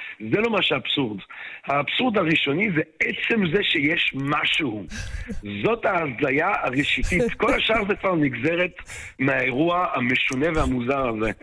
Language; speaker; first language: Hebrew; non-native, fluent; French